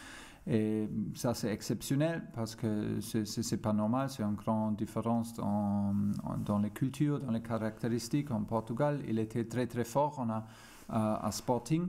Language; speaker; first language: French; non-native, fluent; German